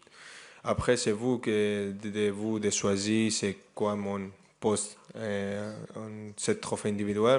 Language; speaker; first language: French; non-native, fluent; Spanish